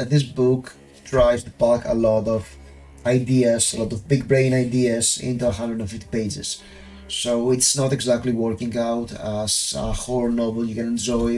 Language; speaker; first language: English; non-native, fluent; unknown